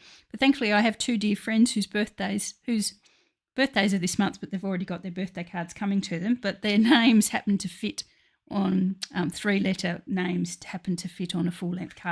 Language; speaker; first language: English; native; English